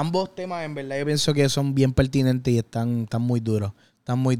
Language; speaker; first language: Spanish; native; Spanish